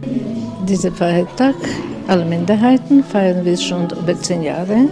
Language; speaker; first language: German; early bilingual, heritage; German